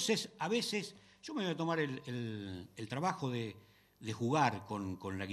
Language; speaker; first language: Spanish; native; Spanish